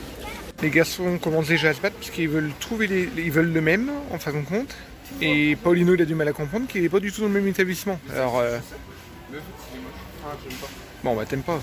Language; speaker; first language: French; native; French